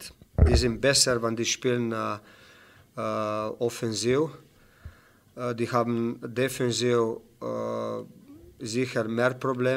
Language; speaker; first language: German; non-native, fluent; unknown